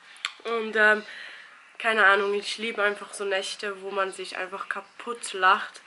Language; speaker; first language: German; early bilingual, other home language; Albanian